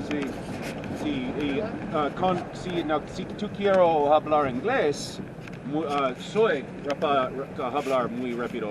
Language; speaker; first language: Spanish; non-native, learner; English